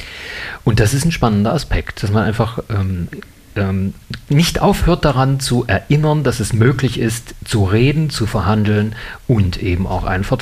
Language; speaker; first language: German; native; German